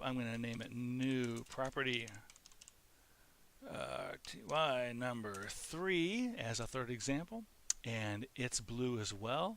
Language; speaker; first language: English; native; English